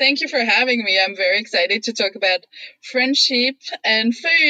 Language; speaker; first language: English; non-native, fluent; French